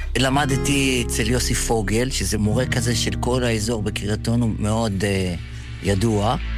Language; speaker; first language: Hebrew; early bilingual, other home language; Yiddish